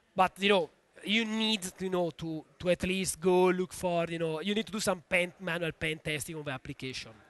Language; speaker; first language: English; non-native, fluent; Italian